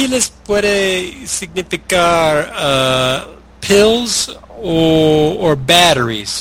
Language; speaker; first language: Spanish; non-native, learner; English